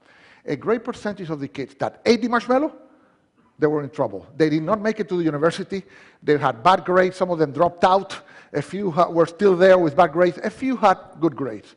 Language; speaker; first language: English; non-native, fluent; Spanish